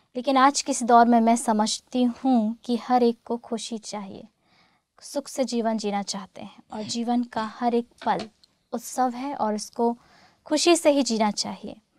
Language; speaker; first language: Hindi; native; Hindi